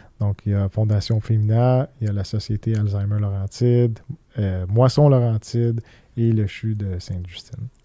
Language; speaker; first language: French; early bilingual, other home language; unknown